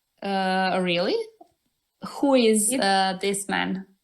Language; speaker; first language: English; non-native, learner; Serbian